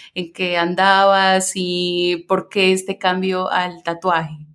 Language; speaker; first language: Spanish; early bilingual, heritage; Spanish